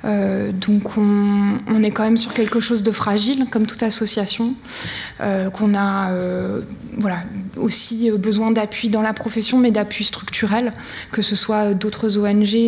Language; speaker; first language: French; native; French